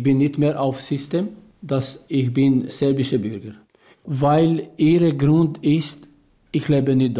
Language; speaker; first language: German; non-native, learner; Albanian